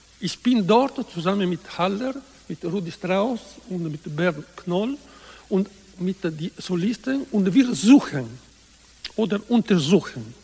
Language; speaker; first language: German; non-native, learner; Italian